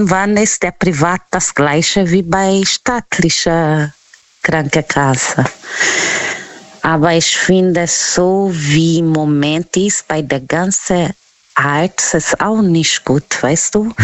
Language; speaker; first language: German; non-native, fluent; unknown